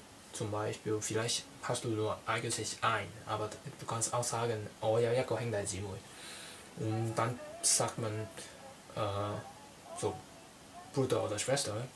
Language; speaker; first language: German; non-native, learner; Cantonese